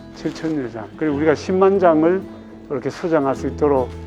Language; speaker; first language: Korean; native; Korean